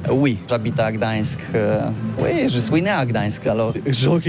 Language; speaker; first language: French; non-native, learner; Polish